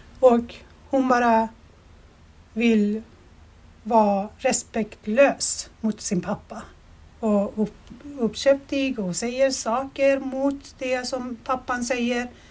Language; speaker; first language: Swedish; non-native, fluent; Persian